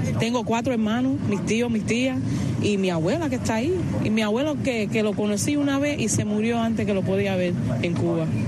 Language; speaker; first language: Spanish; early bilingual, heritage; Spanish